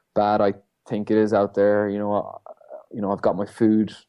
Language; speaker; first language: English; native; English